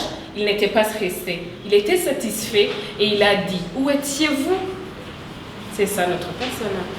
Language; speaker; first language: French; non-native, local second language; Rundi